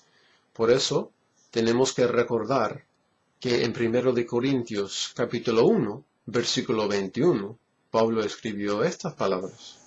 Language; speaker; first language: Spanish; non-native, fluent; English